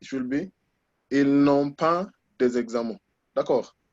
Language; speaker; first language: French; non-native, fluent; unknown